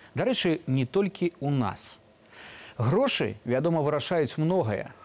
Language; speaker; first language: Belarusian; native; Belarusian